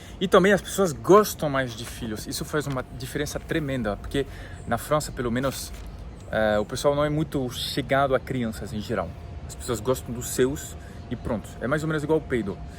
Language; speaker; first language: Portuguese; non-native, fluent; French